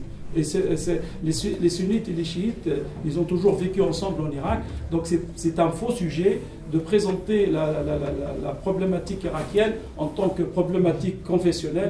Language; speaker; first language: French; non-native, fluent; Arabic